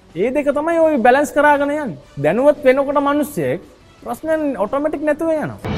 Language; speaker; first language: Sinhala; non-native, local second language; Tamil